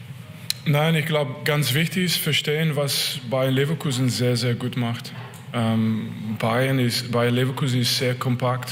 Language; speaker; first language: German; non-native, fluent; French